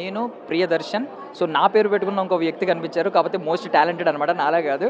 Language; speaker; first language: Telugu; native; Telugu